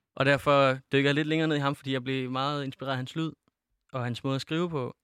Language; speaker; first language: Danish; native; Danish